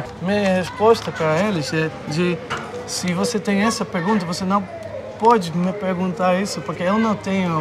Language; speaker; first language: Portuguese; non-native, fluent; Dutch